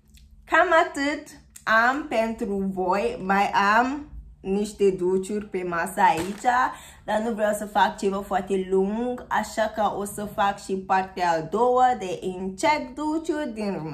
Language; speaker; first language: Romanian; non-native, learner; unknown